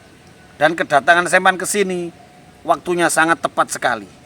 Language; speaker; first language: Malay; non-native, local second language; Javanese